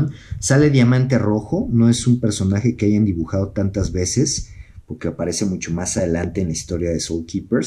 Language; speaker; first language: Spanish; native; Spanish